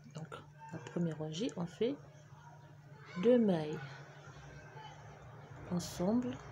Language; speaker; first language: French; native; French